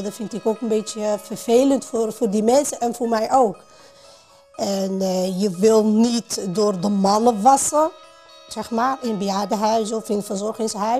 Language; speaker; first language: Dutch; non-native, fluent; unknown